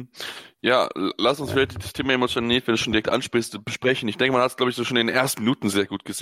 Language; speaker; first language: German; native; German